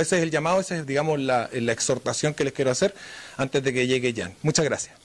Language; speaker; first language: Spanish; native; Spanish